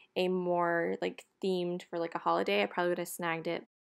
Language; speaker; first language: English; native; English